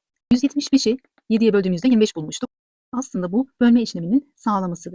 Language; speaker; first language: Turkish; native; Turkish